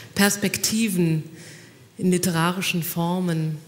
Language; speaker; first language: German; native; German